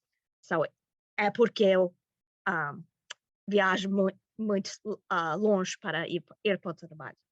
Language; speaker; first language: Portuguese; early bilingual, heritage; Portuguese